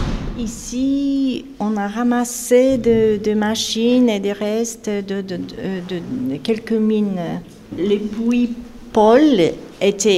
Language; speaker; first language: French; non-native, fluent; Polish